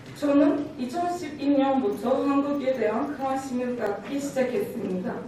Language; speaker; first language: Korean; non-native, learner; Turkish